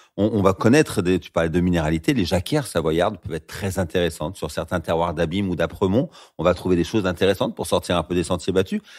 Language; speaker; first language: French; native; French